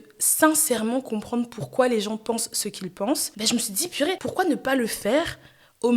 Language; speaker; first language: French; native; French